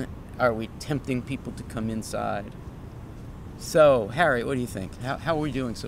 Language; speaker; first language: English; native; English